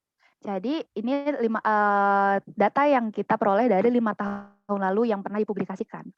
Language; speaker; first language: Indonesian; native; Indonesian